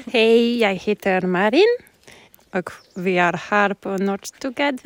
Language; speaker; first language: Swedish; non-native, learner; French